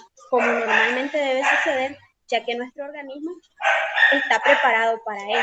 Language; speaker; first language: Spanish; native; Spanish